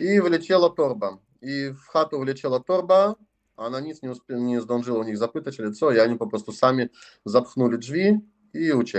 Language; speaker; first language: Polish; non-native, learner; Russian